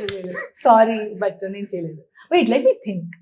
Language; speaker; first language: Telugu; non-native, local second language; Tulu